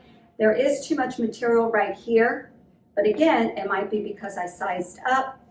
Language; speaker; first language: English; native; English